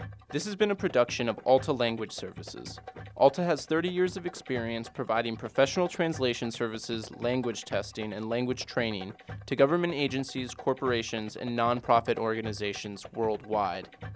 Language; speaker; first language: English; native; English